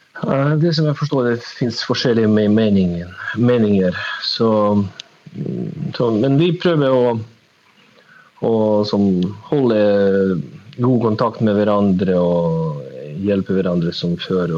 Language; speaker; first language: Norwegian; non-native, learner; Russian